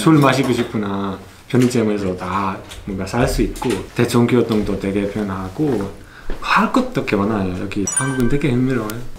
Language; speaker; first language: Korean; non-native, fluent; Finnish